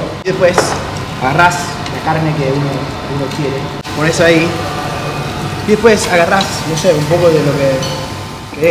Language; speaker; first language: Spanish; non-native, fluent; English